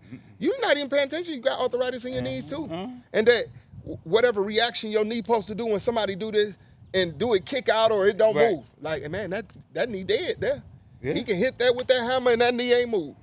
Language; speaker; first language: English; native; English